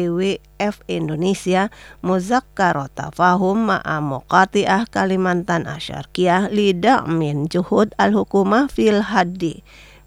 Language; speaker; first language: Arabic; non-native, learner; Indonesian